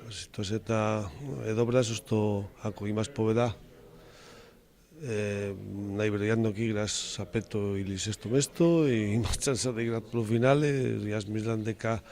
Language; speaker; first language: Macedonian; non-native, fluent; Spanish